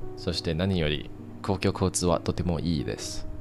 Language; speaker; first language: Japanese; non-native, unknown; Chinese